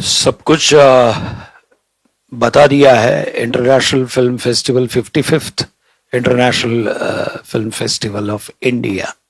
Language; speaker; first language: Hindi; native; Hindi